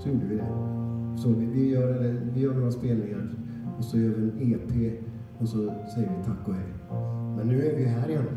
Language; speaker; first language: Swedish; native; Swedish